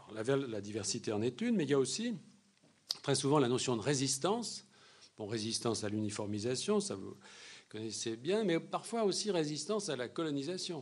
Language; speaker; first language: French; native; French